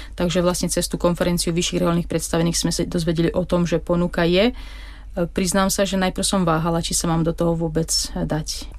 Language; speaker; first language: Slovak; native; Slovak